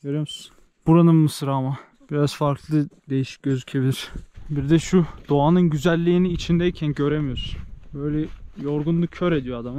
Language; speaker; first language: Turkish; native; Turkish